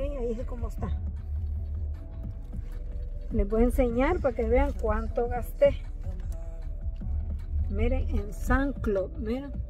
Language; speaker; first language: Spanish; native; Spanish